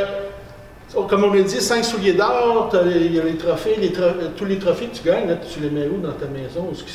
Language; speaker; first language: French; native; French